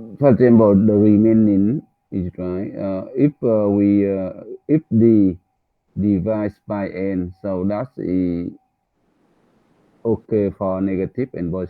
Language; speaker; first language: English; non-native, learner; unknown